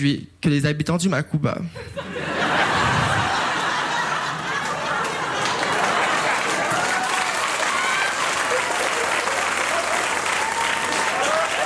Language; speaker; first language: French; non-native, local second language; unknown